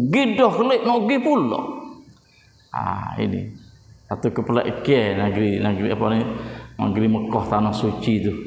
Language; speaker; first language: Malay; native; Malay